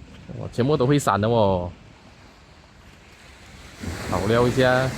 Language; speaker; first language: Chinese; native; Chinese